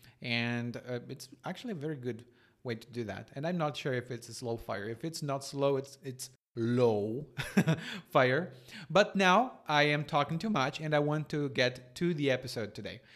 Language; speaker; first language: English; non-native, fluent; Portuguese